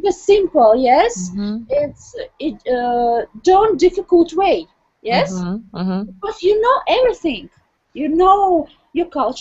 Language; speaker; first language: English; non-native, learner; Russian